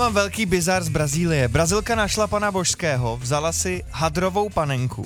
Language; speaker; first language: Czech; native; Czech